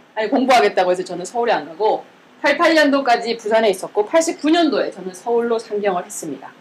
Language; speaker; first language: Korean; native; Korean